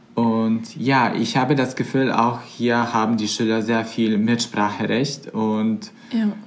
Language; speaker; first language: German; non-native, fluent; Croatian